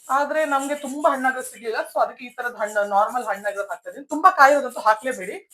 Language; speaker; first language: Kannada; native; Kannada